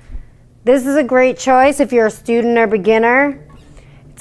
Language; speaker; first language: English; native; English